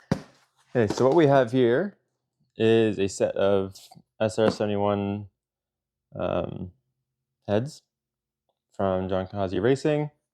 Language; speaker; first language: English; native; English